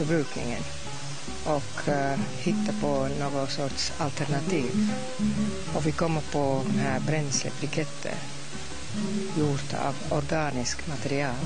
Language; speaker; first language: Swedish; non-native, fluent; English